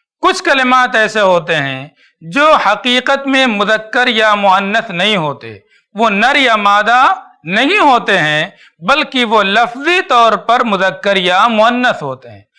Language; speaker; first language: Urdu; native; Urdu